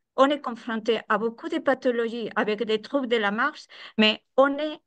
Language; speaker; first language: French; non-native, fluent; Spanish